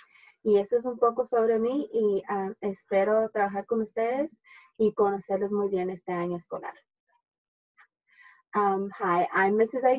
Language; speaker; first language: Spanish; early bilingual, heritage; Spanish